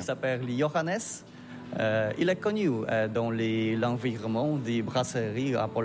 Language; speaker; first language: French; non-native, learner; Polish